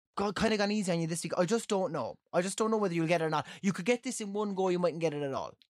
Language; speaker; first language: English; native; English